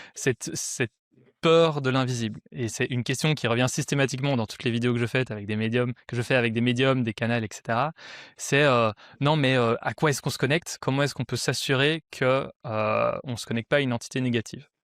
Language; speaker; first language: French; native; French